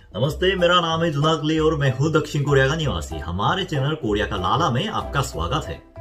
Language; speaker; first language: Hindi; non-native, fluent; Korean